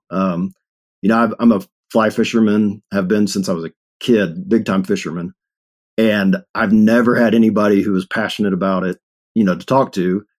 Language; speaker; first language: English; native; English